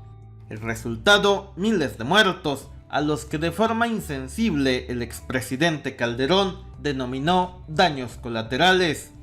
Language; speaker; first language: Spanish; native; Spanish